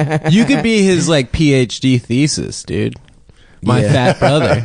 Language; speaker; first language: English; native; English